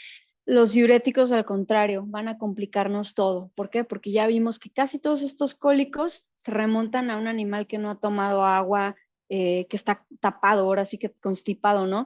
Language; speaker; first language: Spanish; native; Spanish